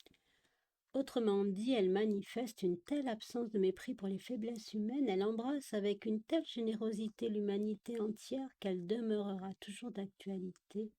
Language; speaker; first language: French; native; French